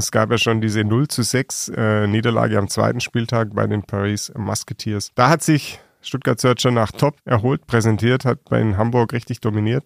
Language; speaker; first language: German; native; German